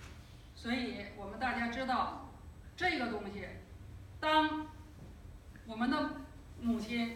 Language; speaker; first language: Chinese; native; Chinese